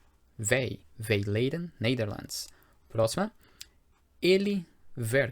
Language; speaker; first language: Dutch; non-native, fluent; Portuguese